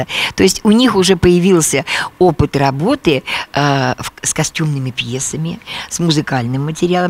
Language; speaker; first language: Russian; native; Russian